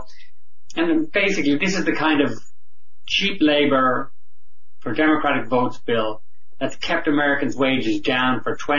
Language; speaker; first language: English; native; English